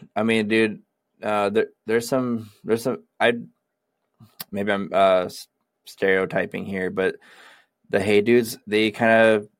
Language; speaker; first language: English; native; English